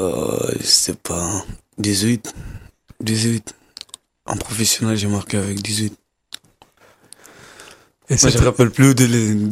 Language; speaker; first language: French; non-native, learner; Kabuverdianu